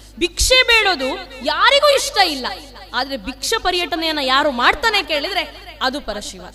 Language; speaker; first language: Kannada; non-native, local second language; Tulu